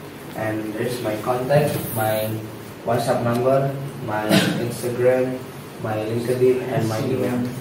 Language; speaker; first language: English; non-native, learner; Indonesian